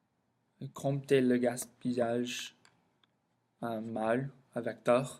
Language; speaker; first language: French; non-native, learner; English